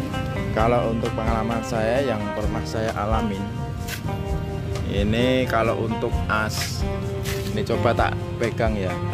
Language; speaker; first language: Indonesian; non-native, local second language; Javanese